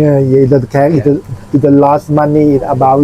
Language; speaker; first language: English; non-native, learner; Thai